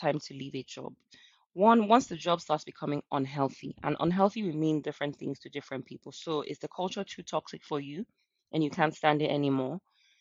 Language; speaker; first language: English; non-native, local second language; Yoruba